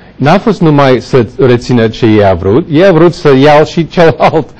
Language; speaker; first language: Romanian; non-native, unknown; English